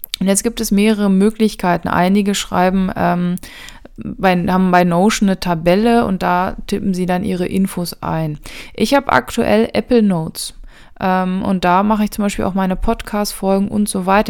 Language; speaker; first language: German; native; German